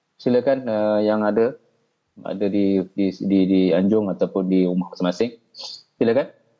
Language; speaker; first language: Malay; native; Malay